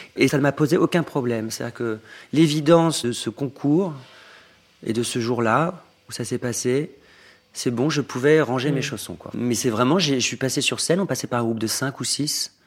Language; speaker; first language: French; native; French